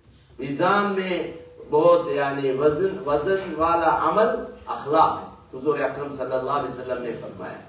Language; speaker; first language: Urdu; non-native, fluent; Tamil